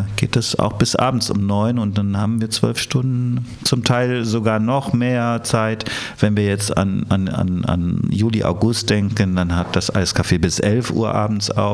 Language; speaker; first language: German; early bilingual, other home language; Italian